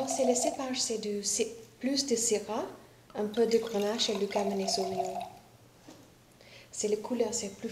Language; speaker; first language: French; non-native, fluent; English